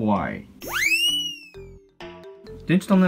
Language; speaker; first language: Japanese; native; Japanese